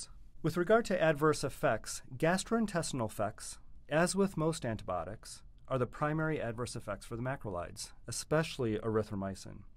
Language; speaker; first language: English; native; English